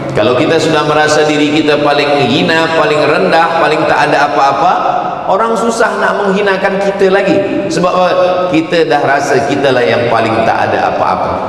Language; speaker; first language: Malay; native; Malay